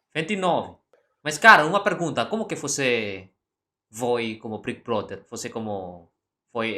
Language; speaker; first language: Portuguese; non-native, learner; Indonesian